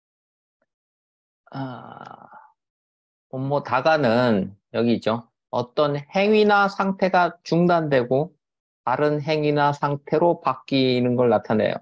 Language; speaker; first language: Korean; native; Korean